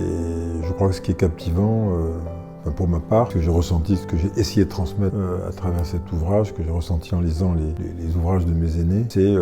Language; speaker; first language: French; native; French